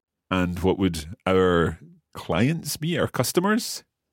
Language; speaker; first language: English; native; English